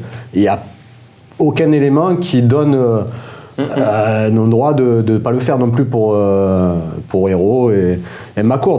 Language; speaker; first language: French; native; French